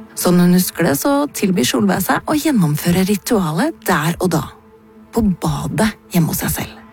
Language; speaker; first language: Norwegian; native; Norwegian